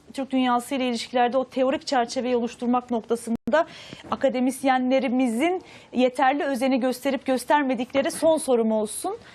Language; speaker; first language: Turkish; native; Turkish